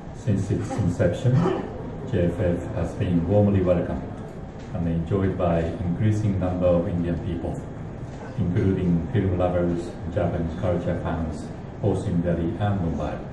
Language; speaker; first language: English; non-native, fluent; Japanese